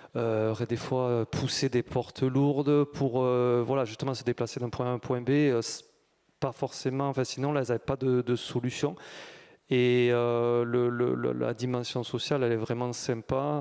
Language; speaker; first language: French; native; French